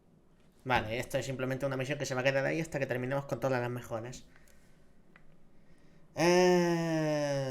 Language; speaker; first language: Spanish; native; Spanish